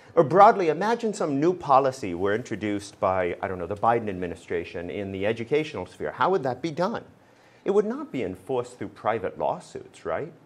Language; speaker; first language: English; native; English